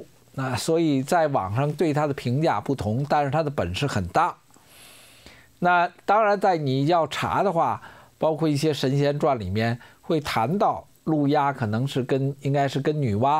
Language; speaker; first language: Chinese; native; Chinese